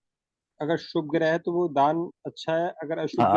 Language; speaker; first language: Hindi; native; Hindi